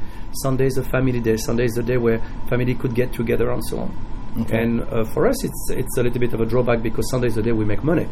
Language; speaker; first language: English; non-native, fluent; French